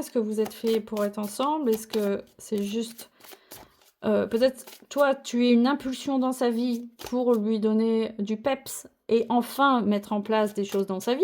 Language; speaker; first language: French; native; French